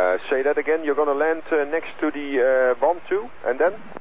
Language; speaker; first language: English; non-native, fluent; Dutch